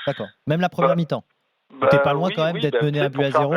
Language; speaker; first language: French; native; French